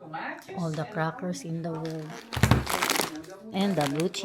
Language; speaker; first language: English; non-native, local second language; Filipino